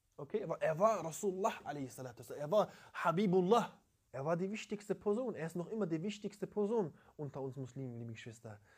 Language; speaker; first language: German; early bilingual, other home language; Turkish